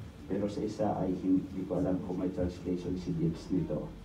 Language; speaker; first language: Filipino; native; Filipino